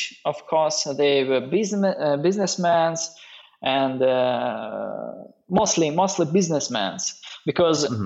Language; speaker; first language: English; non-native, learner; Russian